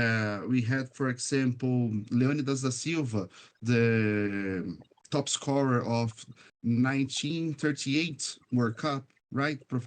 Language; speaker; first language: English; non-native, fluent; Portuguese